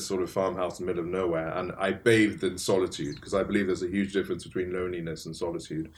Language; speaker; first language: English; native; English